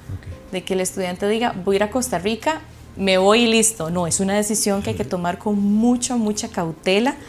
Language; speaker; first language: Spanish; native; Spanish